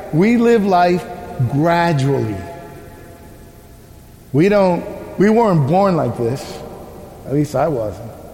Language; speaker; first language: English; early bilingual, other home language; Spanish